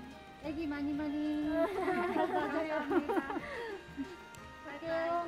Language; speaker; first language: Korean; non-native, fluent; Filipino